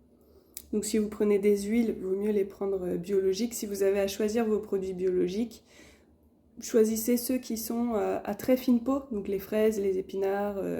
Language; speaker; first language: French; native; French